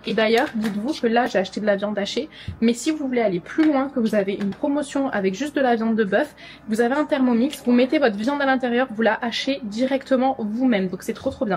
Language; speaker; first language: French; native; French